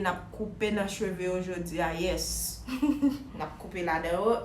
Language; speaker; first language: French; non-native, local second language; Haitian Creole